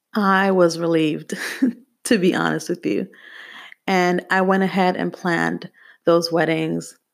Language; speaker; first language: English; native; English